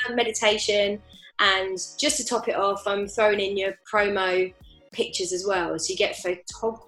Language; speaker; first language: English; native; English